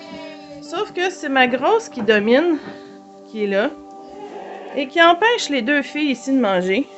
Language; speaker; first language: French; native; French